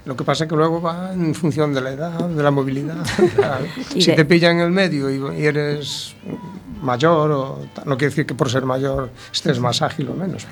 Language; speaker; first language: Spanish; native; Spanish